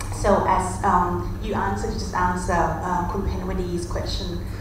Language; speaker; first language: English; non-native, fluent; Thai